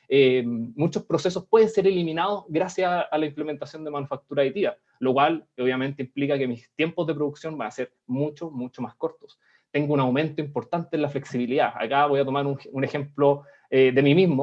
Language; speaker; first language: Spanish; native; Spanish